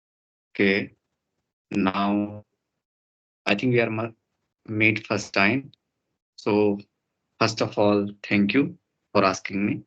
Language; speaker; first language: English; non-native, learner; Hindi